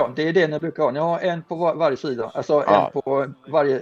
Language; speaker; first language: Swedish; native; Swedish